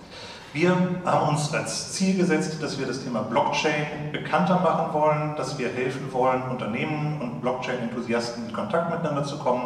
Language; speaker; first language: German; native; German